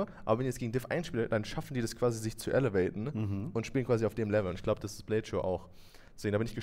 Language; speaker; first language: German; native; German